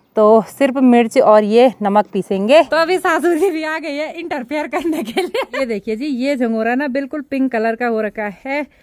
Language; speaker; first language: Hindi; native; Hindi